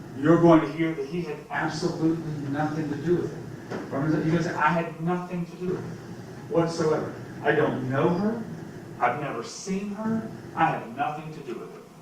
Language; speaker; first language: English; native; English